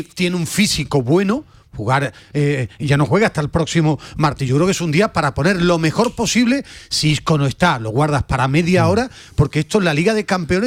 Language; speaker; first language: Spanish; native; Spanish